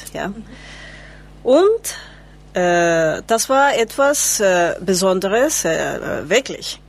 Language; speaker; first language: German; non-native, learner; Spanish